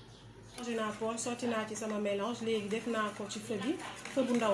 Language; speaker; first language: French; non-native, local second language; Wolof